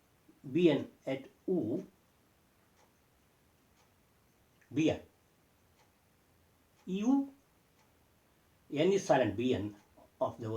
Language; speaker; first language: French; non-native, learner; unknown